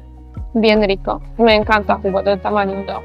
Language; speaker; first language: Spanish; non-native, fluent; Polish